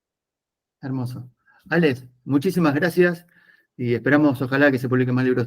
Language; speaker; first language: Spanish; native; Spanish